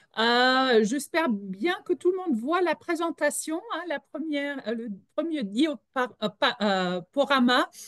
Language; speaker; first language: French; non-native, fluent; German